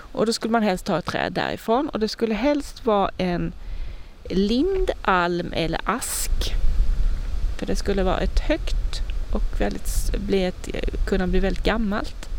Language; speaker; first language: Swedish; native; Swedish